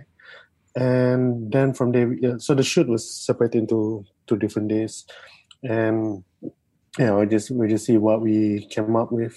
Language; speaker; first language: English; non-native, local second language; Malay